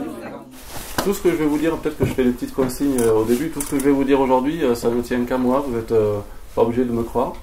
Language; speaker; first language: French; native; French